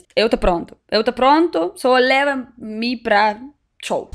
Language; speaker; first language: Portuguese; non-native, learner; Russian